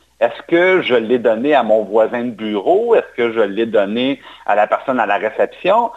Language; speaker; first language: French; native; French